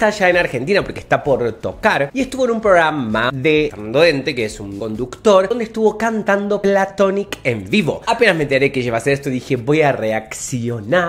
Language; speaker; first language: Spanish; native; Spanish